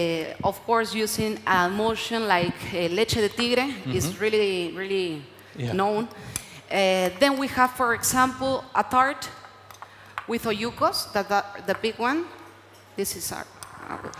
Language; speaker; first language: English; non-native, learner; Spanish